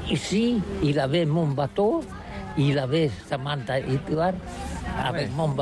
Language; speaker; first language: French; non-native, learner; Catalan